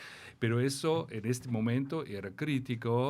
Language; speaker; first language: Spanish; non-native, fluent; German